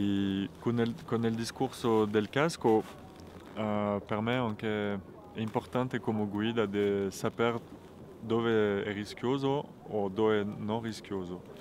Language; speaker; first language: Italian; non-native, fluent; French